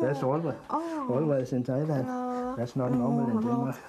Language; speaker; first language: English; non-native, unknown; Danish